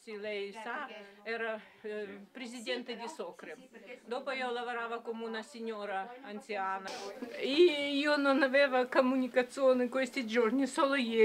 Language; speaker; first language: Italian; non-native, learner; Ukrainian